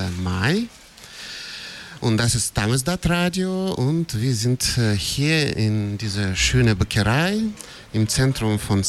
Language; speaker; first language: German; non-native, fluent; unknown